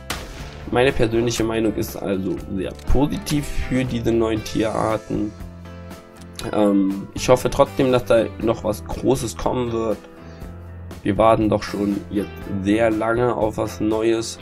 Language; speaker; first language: German; native; German